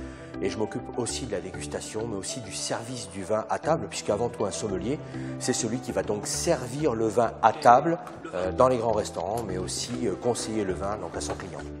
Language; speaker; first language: French; native; French